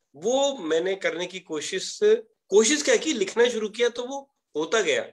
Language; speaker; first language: Hindi; native; Hindi